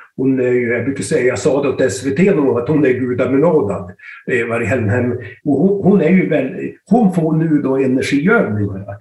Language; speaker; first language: Swedish; native; Swedish